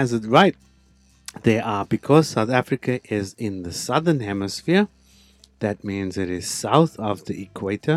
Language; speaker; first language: English; non-native, local second language; Afrikaans